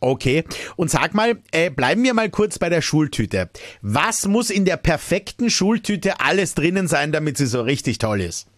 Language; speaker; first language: German; native; German